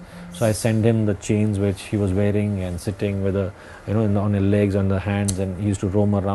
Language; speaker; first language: English; non-native, local second language; Hindi